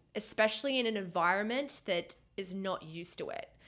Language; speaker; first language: English; native; English